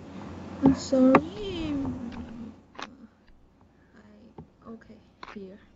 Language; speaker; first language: English; non-native, learner; Chinese